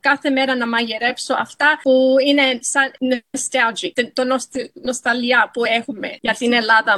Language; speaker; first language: Greek; early bilingual, heritage; English